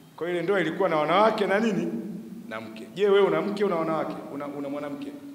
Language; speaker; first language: Swahili; native; Swahili